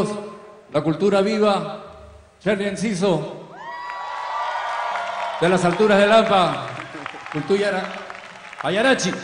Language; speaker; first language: Spanish; native; Spanish